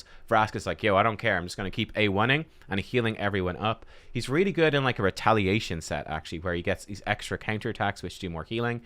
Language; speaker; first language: English; native; English